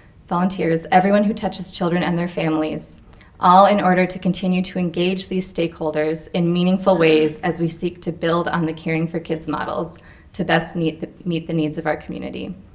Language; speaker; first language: English; native; English